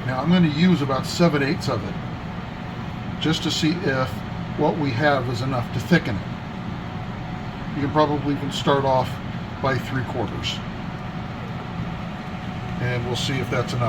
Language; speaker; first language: English; native; English